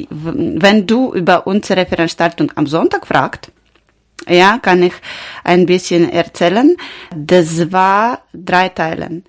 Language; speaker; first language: German; non-native, learner; Ukrainian